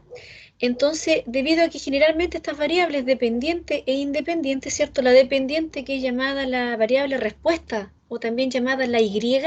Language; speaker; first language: Spanish; native; Spanish